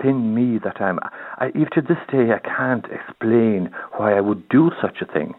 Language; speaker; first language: English; non-native, local second language; Irish